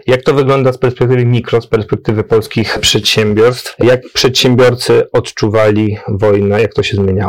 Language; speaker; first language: Polish; native; Polish